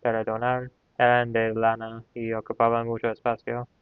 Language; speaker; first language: Spanish; non-native, learner; English